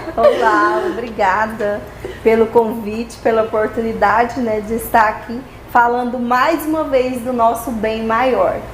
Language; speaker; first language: Portuguese; native; Portuguese